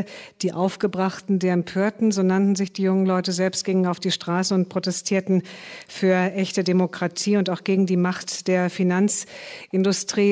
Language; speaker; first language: German; native; German